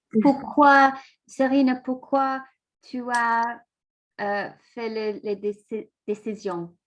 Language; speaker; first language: French; non-native, learner; English